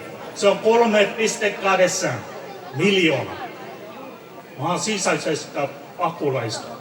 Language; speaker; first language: Finnish; non-native, fluent; Burmese